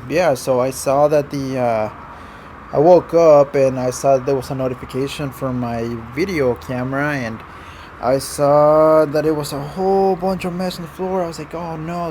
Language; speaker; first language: English; non-native, fluent; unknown